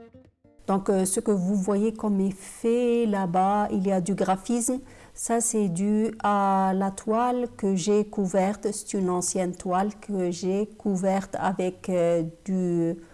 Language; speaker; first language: French; non-native, fluent; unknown